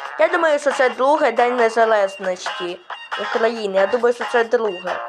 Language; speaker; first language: Ukrainian; non-native, local second language; Russian